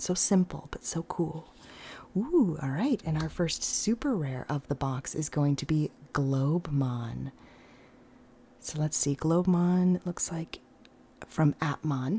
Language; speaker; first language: English; native; English